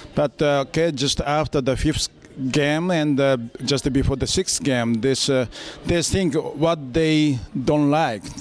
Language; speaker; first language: English; non-native, fluent; Japanese